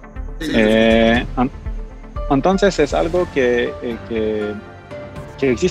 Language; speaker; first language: Spanish; non-native, fluent; Hebrew